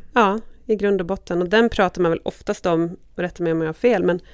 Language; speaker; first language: Swedish; native; Swedish